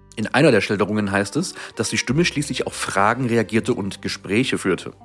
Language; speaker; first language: German; native; German